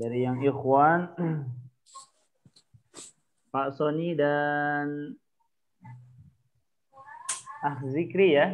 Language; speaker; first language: Indonesian; native; Indonesian